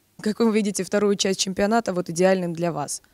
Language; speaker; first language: Russian; native; Russian